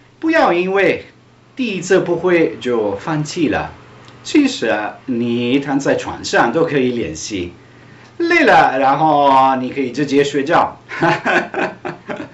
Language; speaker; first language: Chinese; non-native, fluent; Italian